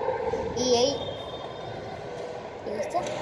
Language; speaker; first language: Spanish; early bilingual, heritage; Spanish